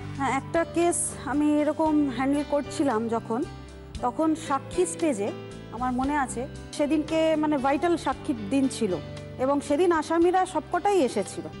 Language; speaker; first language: Bangla; native; Bangla